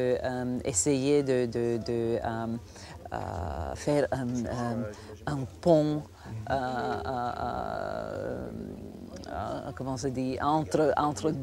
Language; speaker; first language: French; non-native, fluent; Croatian